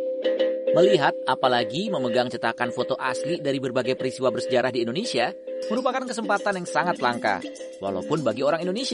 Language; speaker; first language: Indonesian; native; Indonesian